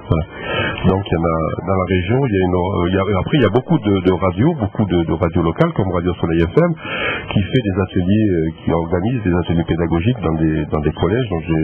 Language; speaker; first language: French; native; French